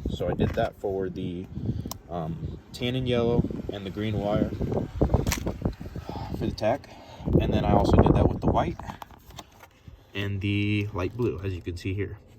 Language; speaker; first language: English; native; English